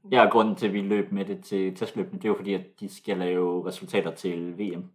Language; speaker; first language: Danish; native; Danish